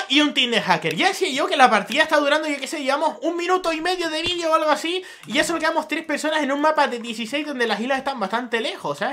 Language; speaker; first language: Spanish; native; Spanish